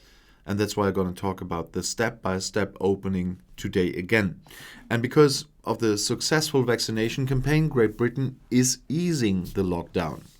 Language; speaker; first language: English; non-native, fluent; German